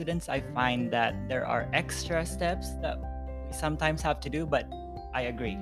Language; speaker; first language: English; non-native, local second language; Filipino